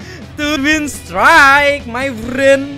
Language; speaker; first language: English; non-native, learner; Indonesian